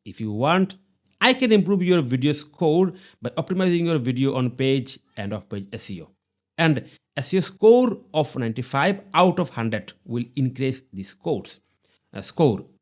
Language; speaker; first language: English; non-native, local second language; Bangla